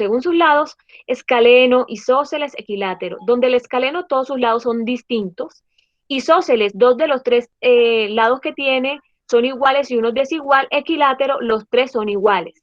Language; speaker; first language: Spanish; native; Spanish